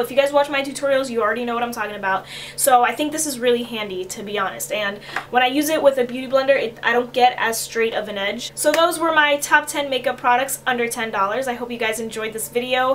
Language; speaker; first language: English; native; English